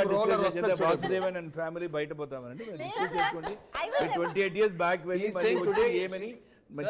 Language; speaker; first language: Telugu; non-native, local second language; Tamil